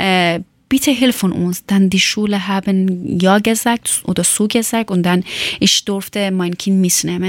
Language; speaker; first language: German; non-native, learner; Persian